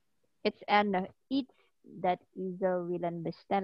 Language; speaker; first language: Dutch; non-native, learner; Indonesian